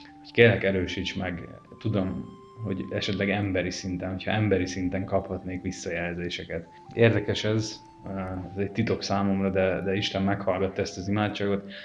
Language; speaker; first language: Hungarian; native; Hungarian